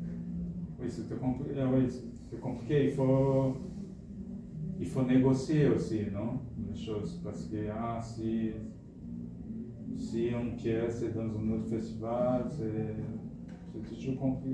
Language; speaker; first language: French; non-native, fluent; Portuguese